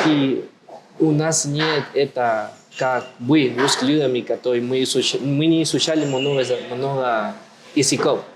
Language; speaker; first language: Russian; non-native, learner; Spanish